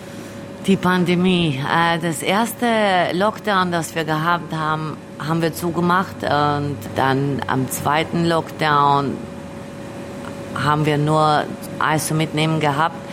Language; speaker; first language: German; early bilingual, other home language; Albanian